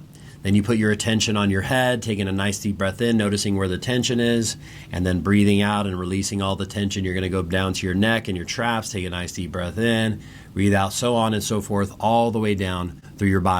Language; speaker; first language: English; native; English